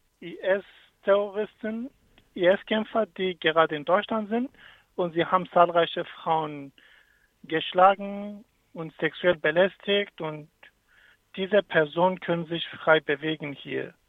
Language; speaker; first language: German; non-native, fluent; Kurdish